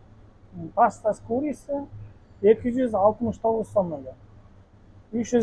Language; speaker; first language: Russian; non-native, local second language; Kyrgyz